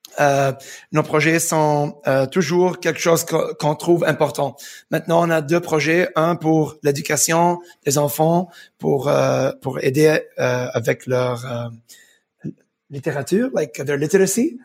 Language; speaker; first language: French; non-native, fluent; English